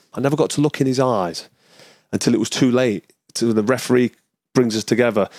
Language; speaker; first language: English; native; English